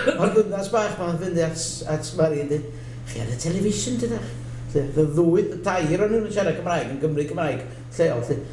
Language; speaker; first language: Welsh; native; Welsh